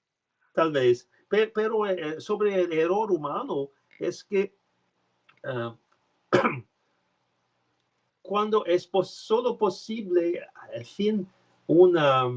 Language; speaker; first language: Spanish; non-native, learner; French